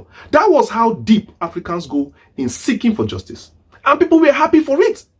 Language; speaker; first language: English; non-native, local second language; Igbo